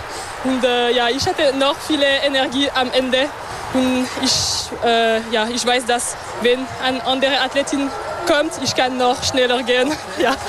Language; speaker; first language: German; non-native, local second language; French